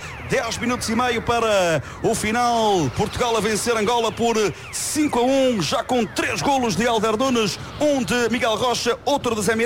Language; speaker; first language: Portuguese; native; Portuguese